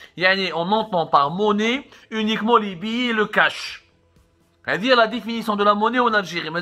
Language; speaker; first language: French; non-native, local second language; Arabic